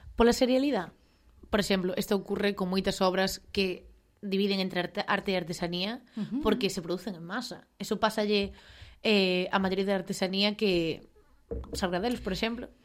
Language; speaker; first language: Galician; non-native, local second language; Spanish